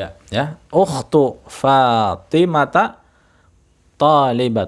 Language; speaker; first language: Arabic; non-native, fluent; Indonesian